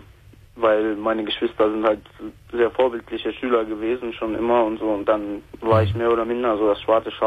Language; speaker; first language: German; native; German